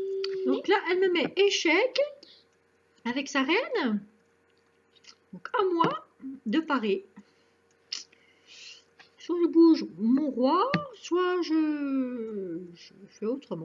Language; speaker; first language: French; native; French